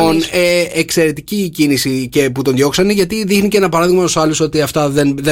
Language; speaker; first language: Greek; native; Greek